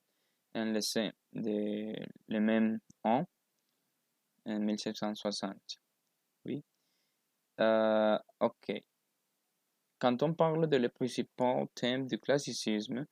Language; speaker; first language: French; non-native, learner; Spanish